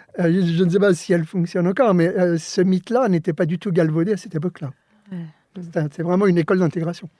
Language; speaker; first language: French; early bilingual, other home language; Spanish